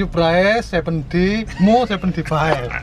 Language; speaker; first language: English; non-native, learner; Indonesian